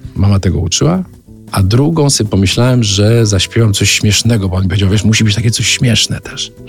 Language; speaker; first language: Polish; native; Polish